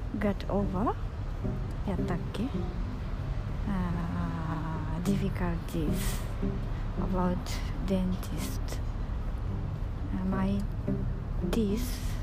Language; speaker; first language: English; non-native, learner; Japanese